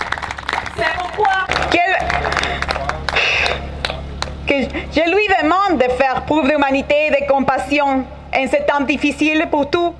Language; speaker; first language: French; non-native, fluent; Spanish